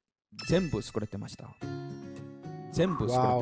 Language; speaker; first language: Japanese; non-native, learner; Korean